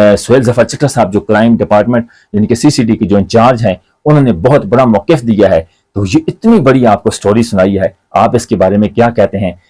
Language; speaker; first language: Urdu; non-native, local second language; Punjabi